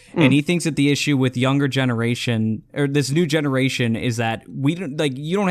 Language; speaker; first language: English; native; English